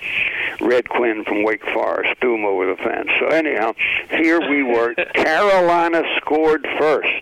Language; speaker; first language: English; native; English